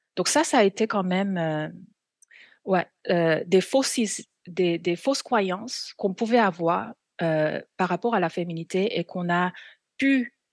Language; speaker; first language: French; non-native, fluent; Korean